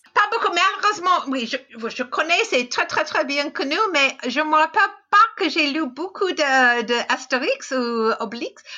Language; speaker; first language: French; non-native, fluent; English